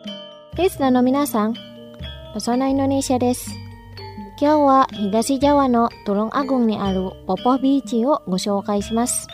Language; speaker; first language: Japanese; non-native, fluent; Indonesian